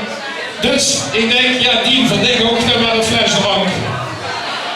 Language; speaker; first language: Dutch; native; Dutch